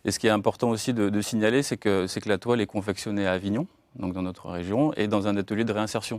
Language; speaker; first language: French; native; French